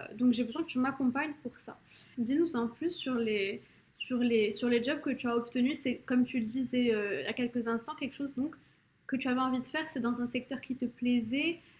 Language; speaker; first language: French; native; French